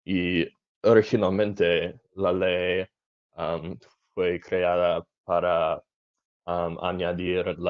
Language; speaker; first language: Spanish; non-native, learner; English